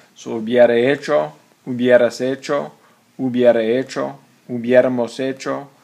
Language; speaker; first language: Spanish; non-native, fluent; English